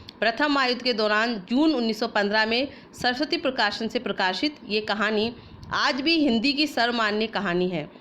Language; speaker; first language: Hindi; native; Hindi